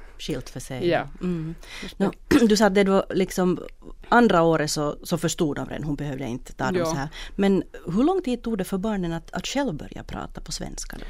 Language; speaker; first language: Swedish; native; Swedish